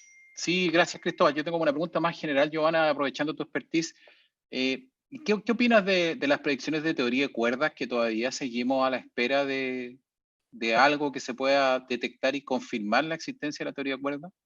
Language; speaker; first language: Spanish; native; Spanish